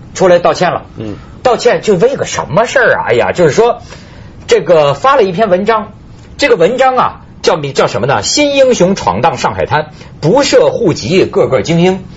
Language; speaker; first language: Chinese; native; Chinese